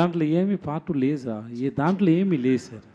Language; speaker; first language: Telugu; non-native, learner; Tamil